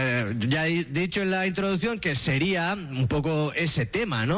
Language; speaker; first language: Spanish; native; Spanish